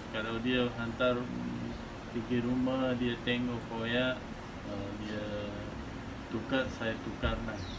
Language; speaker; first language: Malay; non-native, learner; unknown